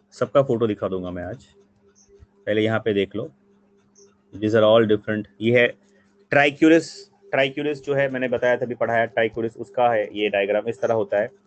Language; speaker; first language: Hindi; non-native, local second language; Bangla